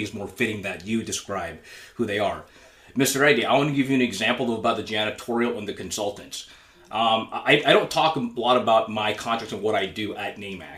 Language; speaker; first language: English; native; English